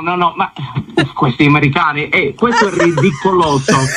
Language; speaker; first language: Italian; non-native, learner; English